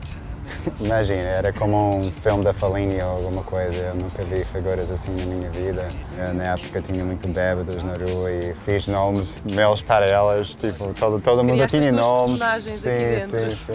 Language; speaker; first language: Portuguese; non-native, fluent; English